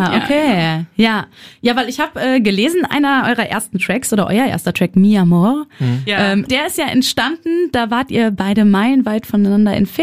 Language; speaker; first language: German; native; German